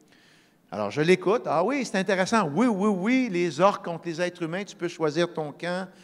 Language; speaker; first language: French; native; French